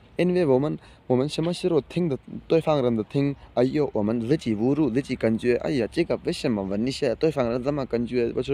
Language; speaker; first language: Chinese; non-native, learner; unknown